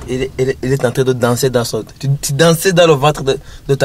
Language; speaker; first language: French; non-native, local second language; Rundi